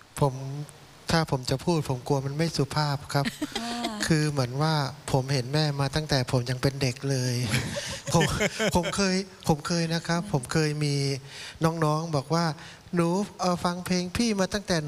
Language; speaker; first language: Thai; native; Thai